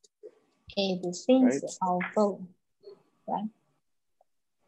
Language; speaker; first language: English; non-native, learner; Chinese